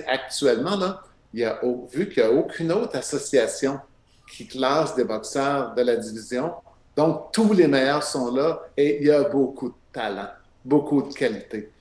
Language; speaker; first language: French; native; French